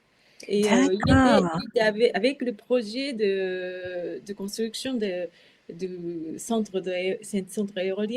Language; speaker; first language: French; non-native, fluent; Japanese